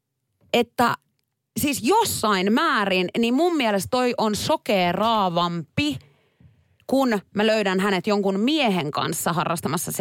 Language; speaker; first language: Finnish; native; Finnish